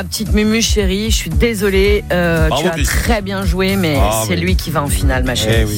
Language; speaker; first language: French; native; French